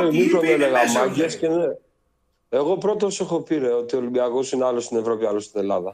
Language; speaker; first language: Greek; native; Greek